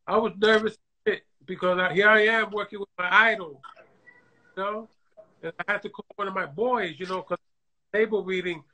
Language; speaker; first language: English; native; English